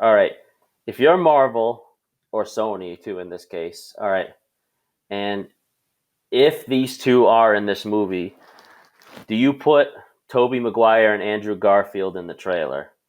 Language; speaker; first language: English; native; English